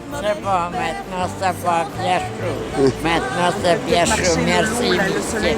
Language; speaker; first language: French; non-native, local second language; Ukrainian